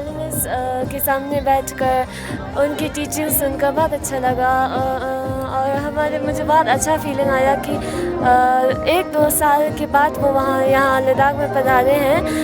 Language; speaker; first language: Hindi; non-native, local second language; Ladakhi